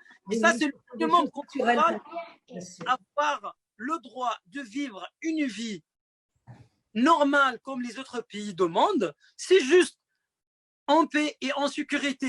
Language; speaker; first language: French; non-native, fluent; Arabic